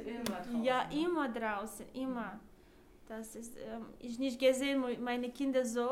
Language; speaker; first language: German; non-native, learner; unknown